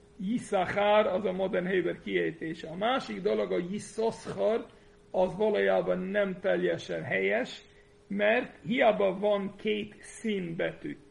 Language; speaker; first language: Hungarian; non-native, fluent; English